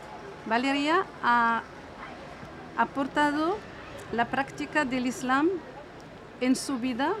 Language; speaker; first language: Spanish; non-native, fluent; Arabic